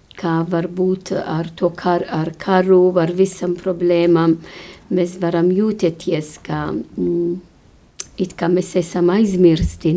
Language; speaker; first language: Latvian; non-native, fluent; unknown